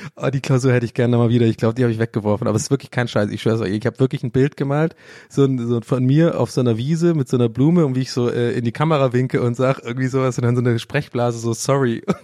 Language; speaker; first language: German; early bilingual, other home language; English